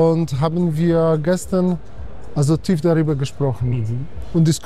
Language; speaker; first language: German; non-native, fluent; Polish